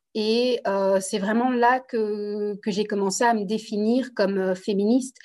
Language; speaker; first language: French; early bilingual, other home language; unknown